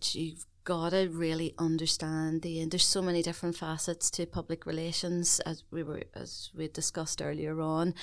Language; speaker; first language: English; native; English